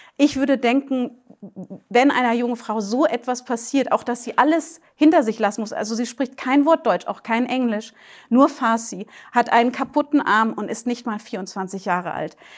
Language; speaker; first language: German; native; German